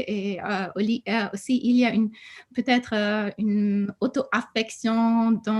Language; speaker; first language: French; non-native, fluent; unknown